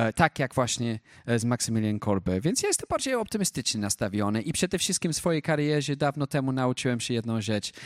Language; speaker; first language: Polish; non-native, fluent; English